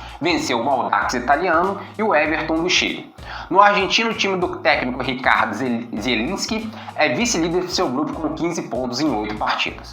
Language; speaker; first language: Portuguese; native; Portuguese